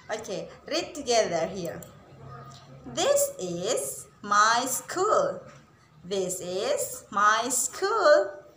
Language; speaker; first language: English; non-native, fluent; Indonesian